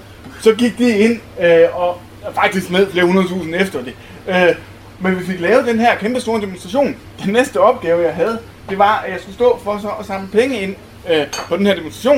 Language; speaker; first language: Danish; native; Danish